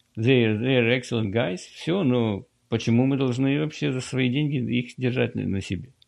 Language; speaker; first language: Russian; native; Russian